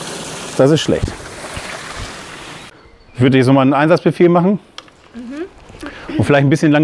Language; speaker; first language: German; native; German